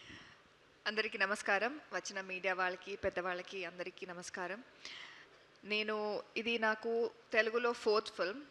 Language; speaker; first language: Telugu; non-native, local second language; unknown